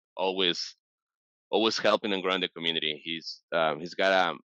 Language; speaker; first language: English; non-native, fluent; Spanish